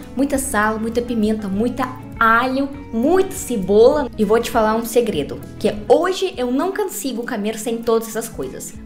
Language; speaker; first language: Portuguese; non-native, fluent; Russian